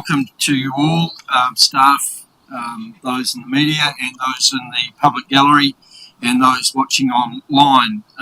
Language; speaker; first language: English; native; English